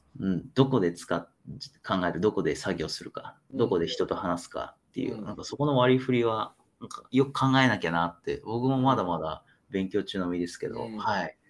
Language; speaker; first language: Japanese; native; Japanese